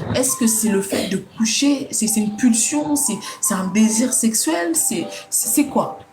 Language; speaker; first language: French; non-native, local second language; Lingala